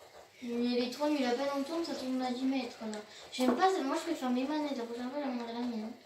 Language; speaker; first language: French; native; French